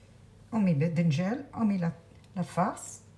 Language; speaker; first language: French; non-native, local second language; Arabic